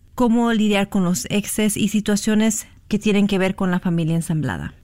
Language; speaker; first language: Spanish; early bilingual, heritage; Spanish